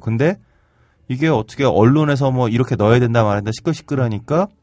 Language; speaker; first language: Korean; native; Korean